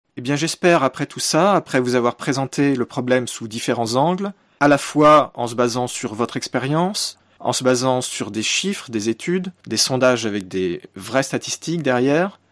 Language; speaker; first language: French; native; French